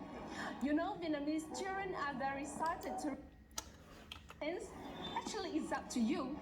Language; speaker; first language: English; non-native, learner; Vietnamese